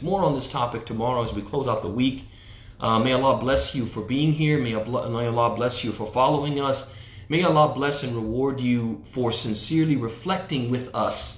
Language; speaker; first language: English; native; English